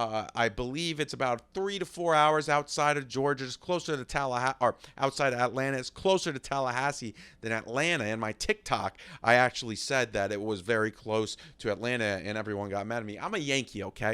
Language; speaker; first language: English; native; English